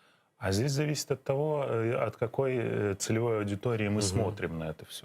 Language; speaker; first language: Russian; native; Russian